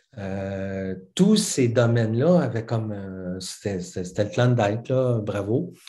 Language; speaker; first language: French; native; French